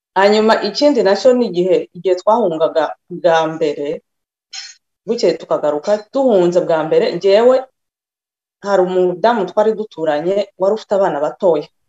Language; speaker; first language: Kinyarwanda; early bilingual, other home language; Rundi